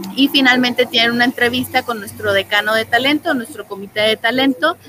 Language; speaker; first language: Spanish; native; Spanish